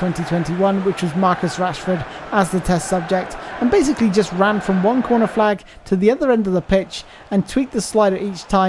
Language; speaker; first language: English; native; English